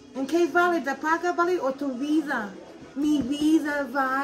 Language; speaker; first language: Spanish; non-native, learner; English